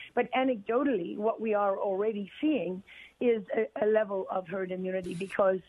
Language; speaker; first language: English; native; English